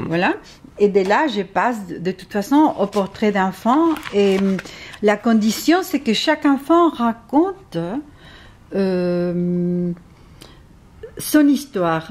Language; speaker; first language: French; non-native, fluent; Spanish